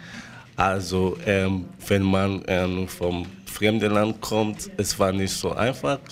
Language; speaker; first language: German; non-native, learner; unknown